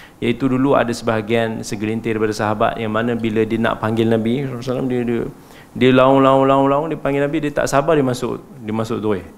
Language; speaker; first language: Malay; native; Malay